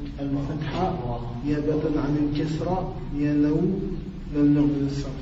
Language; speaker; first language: Arabic; non-native, learner; French